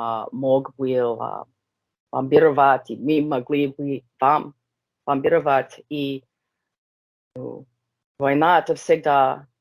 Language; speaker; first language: Russian; non-native, learner; English